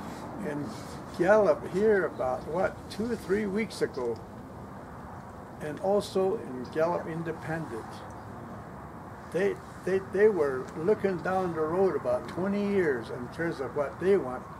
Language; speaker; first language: English; non-native, local second language; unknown